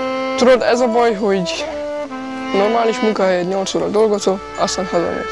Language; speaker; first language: Hungarian; non-native, learner; German